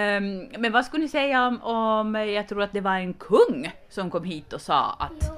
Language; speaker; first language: Swedish; native; Swedish